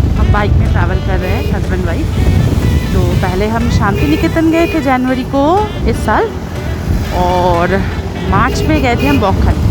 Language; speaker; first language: Hindi; non-native, local second language; Bangla